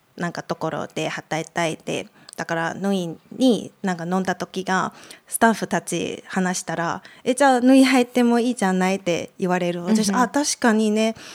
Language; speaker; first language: Japanese; non-native, fluent; Chinese